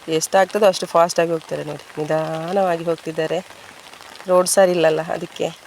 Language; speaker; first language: Kannada; non-native, local second language; Tulu